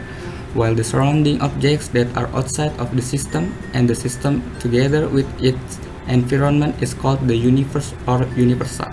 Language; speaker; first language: English; non-native, learner; Indonesian